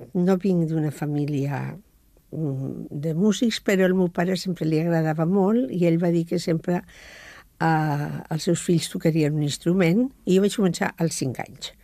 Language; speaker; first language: Catalan; non-native, local second language; Spanish